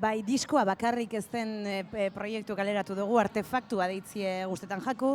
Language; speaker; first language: Basque; native; Basque